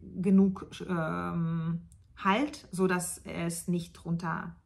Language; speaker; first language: German; non-native, fluent; Russian